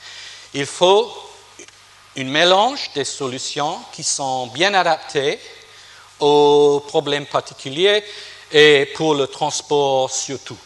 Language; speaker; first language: French; non-native, fluent; English